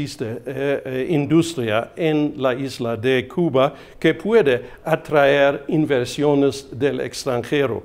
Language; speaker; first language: Spanish; non-native, fluent; German